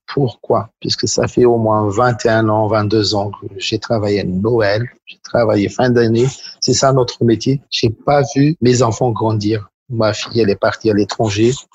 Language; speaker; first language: French; non-native, local second language; Malagasy